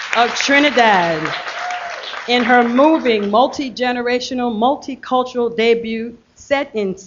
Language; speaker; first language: English; native; English